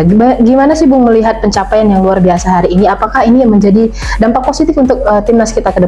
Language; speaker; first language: Indonesian; native; Indonesian